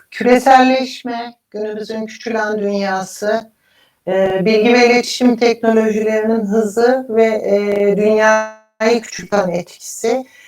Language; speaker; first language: Turkish; native; Turkish